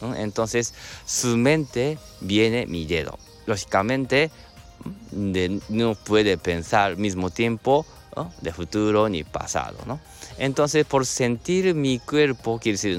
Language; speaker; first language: Spanish; non-native, learner; Japanese